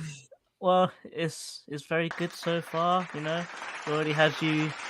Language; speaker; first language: English; native; English